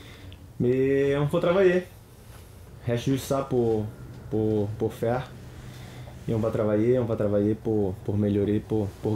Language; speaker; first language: French; non-native, learner; Portuguese